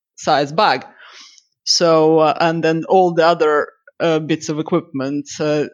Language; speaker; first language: English; non-native, fluent; Russian